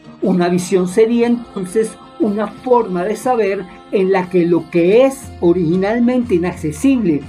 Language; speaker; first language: Spanish; native; Spanish